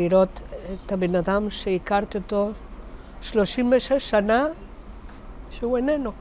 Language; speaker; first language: Hebrew; non-native, fluent; Spanish